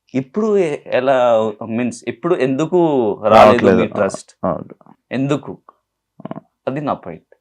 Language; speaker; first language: Telugu; non-native, learner; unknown